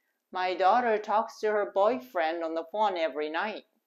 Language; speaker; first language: English; non-native, fluent; Japanese